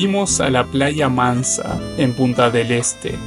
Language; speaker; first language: Spanish; native; Spanish